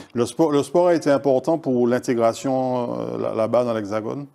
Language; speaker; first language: French; native; French